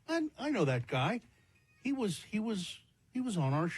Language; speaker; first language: English; native; English